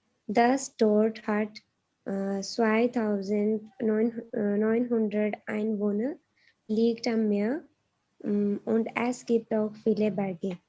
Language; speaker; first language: German; non-native, learner; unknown